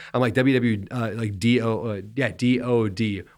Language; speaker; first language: English; native; English